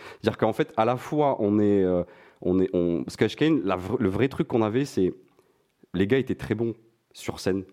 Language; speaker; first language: French; non-native, local second language; Arabic